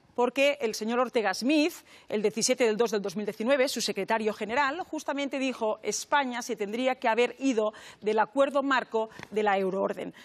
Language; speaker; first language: Spanish; native; Spanish